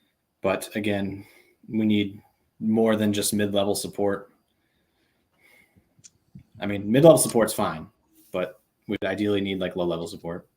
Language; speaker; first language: English; native; English